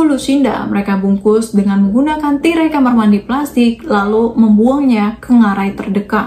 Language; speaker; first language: Indonesian; native; Indonesian